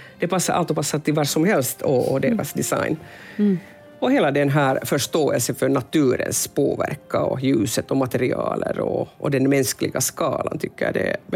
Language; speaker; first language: Swedish; non-native, local second language; Finnish